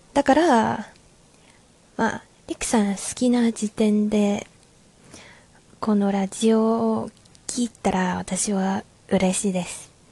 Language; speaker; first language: Japanese; non-native, learner; Chinese